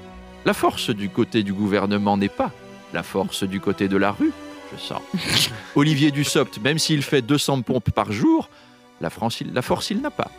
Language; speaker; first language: French; native; French